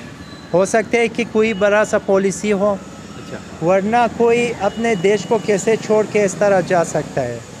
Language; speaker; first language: Hindi; non-native, learner; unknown